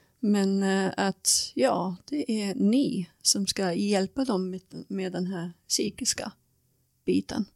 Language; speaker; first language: Swedish; non-native, fluent; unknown